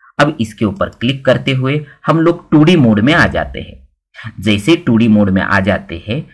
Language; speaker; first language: Hindi; non-native, local second language; Marathi